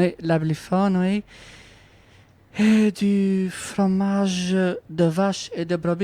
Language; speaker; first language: French; non-native, fluent; Romanian